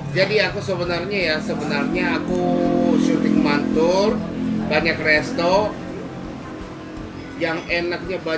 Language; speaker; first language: Indonesian; non-native, fluent; Japanese